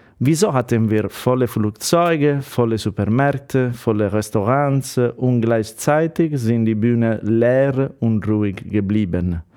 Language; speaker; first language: German; non-native, fluent; Italian